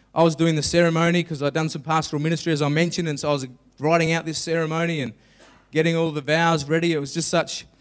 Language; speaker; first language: English; native; English